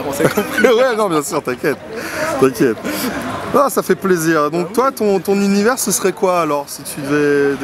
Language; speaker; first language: French; native; French